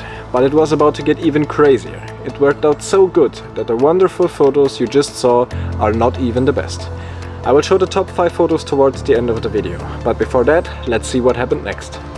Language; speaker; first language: English; non-native, fluent; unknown